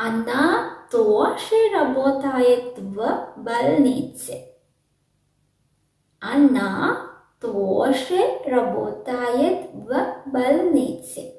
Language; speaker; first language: Russian; non-native, learner; Sinhala